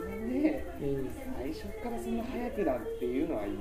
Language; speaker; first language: Japanese; native; Japanese